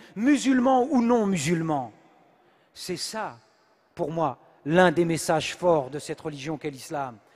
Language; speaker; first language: French; native; French